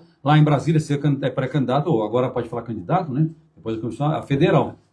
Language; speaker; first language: Portuguese; native; Portuguese